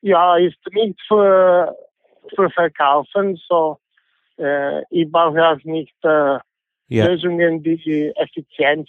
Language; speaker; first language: German; non-native, fluent; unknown